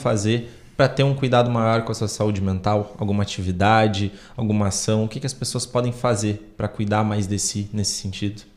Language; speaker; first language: Portuguese; native; Portuguese